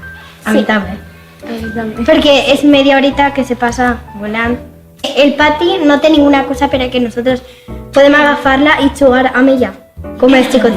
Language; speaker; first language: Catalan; non-native, local second language; Spanish